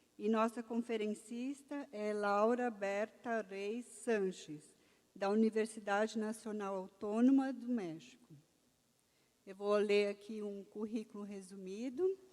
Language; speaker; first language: Portuguese; native; Portuguese